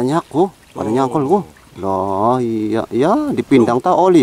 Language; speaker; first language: Indonesian; native; Indonesian